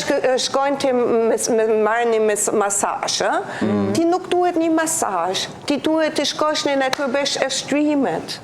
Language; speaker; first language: Albanian; non-native, fluent; German